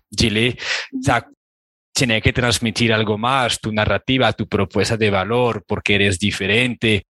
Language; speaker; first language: Spanish; native; Spanish